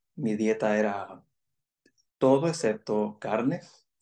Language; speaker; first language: Spanish; native; Spanish